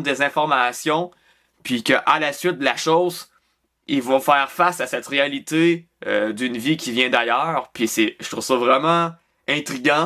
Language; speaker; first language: French; native; French